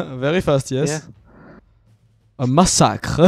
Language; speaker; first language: English; non-native, learner; French